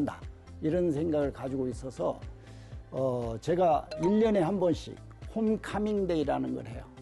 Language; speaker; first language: Korean; native; Korean